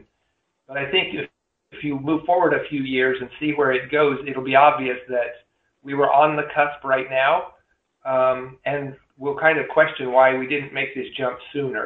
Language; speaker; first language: English; native; English